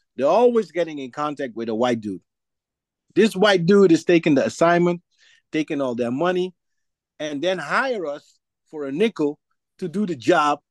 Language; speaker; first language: English; non-native, fluent; Dutch